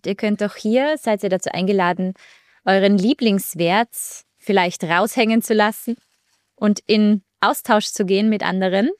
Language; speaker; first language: German; native; German